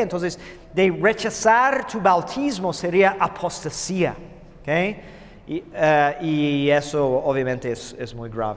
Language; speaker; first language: Spanish; non-native, fluent; English